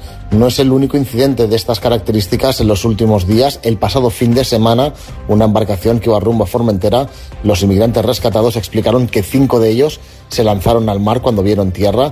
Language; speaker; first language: Spanish; native; Spanish